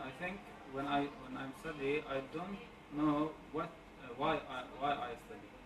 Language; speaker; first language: English; non-native, learner; Arabic